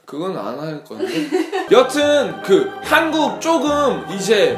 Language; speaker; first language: Korean; non-native, fluent; English